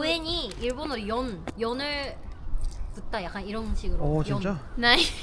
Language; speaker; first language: Korean; non-native, learner; Japanese